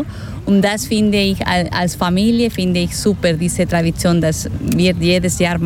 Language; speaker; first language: German; non-native, learner; Spanish